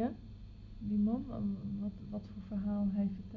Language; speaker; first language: Dutch; native; Dutch